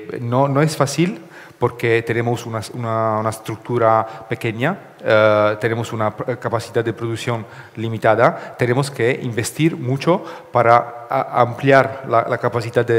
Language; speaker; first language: Spanish; non-native, learner; Italian